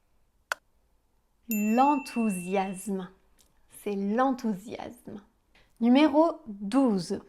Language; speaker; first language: French; native; French